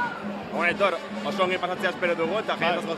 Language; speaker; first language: Basque; native; Basque